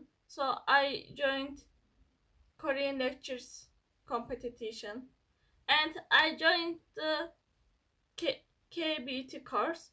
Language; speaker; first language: English; non-native, learner; Turkish